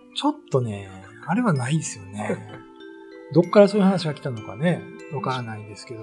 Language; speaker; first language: Japanese; native; Japanese